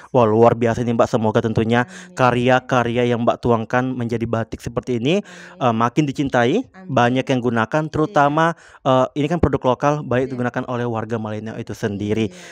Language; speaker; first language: Indonesian; native; Indonesian